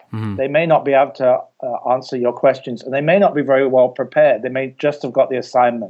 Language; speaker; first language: English; native; English